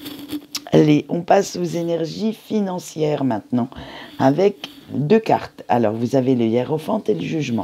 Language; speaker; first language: French; native; French